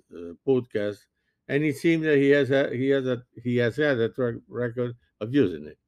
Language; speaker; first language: English; non-native, fluent; French